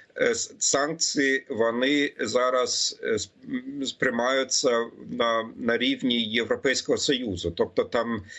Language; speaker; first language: Ukrainian; non-native, fluent; German